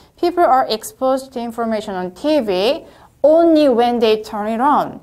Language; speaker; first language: English; non-native, fluent; Korean